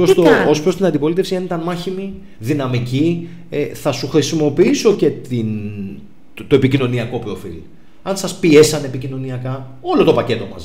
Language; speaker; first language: Greek; native; Greek